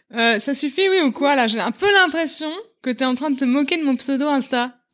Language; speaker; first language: French; native; French